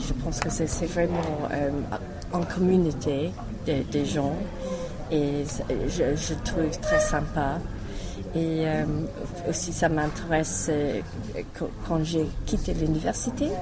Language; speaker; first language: French; non-native, learner; English